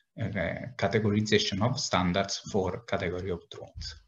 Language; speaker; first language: English; non-native, fluent; Italian